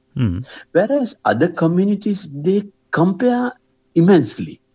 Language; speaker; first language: English; non-native, local second language; Sinhala